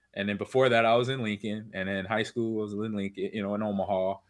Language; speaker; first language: English; native; English